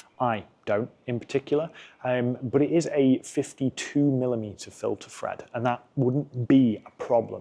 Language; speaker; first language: English; native; English